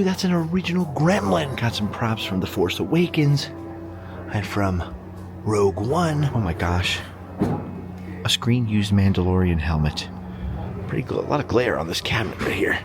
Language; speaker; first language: English; native; English